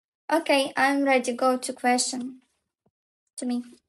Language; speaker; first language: English; non-native, learner; Ukrainian